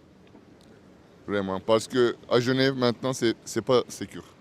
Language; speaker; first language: French; non-native, learner; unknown